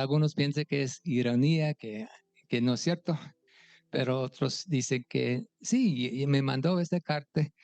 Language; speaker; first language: Spanish; non-native, fluent; English